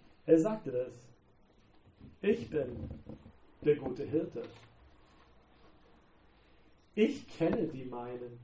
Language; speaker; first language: German; non-native, fluent; English